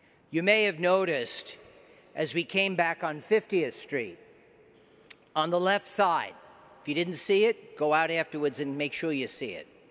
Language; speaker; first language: English; native; English